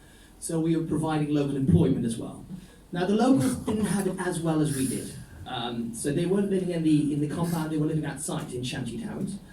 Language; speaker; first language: English; non-native, fluent; Dutch